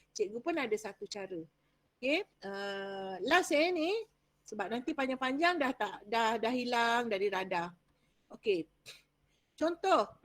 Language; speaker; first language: Malay; native; Malay